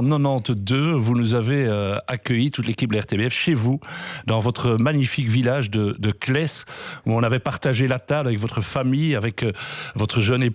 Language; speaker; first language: French; native; French